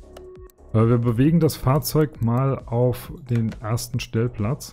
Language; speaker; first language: German; native; German